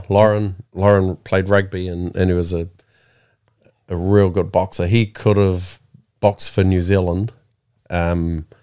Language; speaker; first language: English; native; English